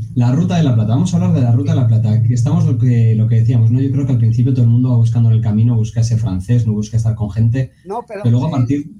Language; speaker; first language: Spanish; native; Spanish